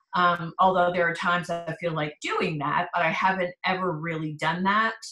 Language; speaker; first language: English; native; English